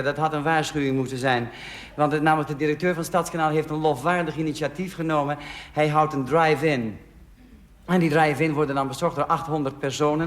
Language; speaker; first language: Dutch; native; Dutch